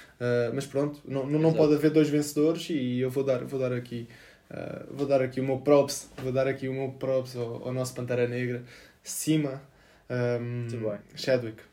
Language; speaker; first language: Portuguese; native; Portuguese